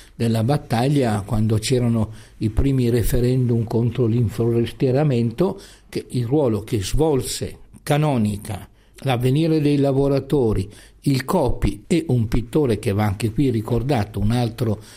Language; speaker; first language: Italian; native; Italian